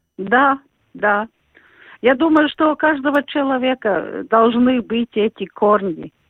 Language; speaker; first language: Russian; non-native, local second language; Latvian